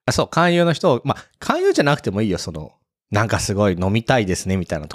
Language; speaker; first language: Japanese; native; Japanese